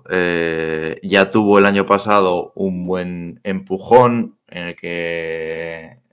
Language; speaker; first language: Spanish; native; Spanish